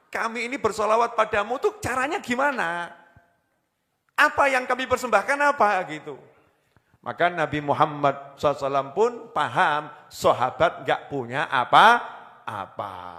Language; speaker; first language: Indonesian; native; Indonesian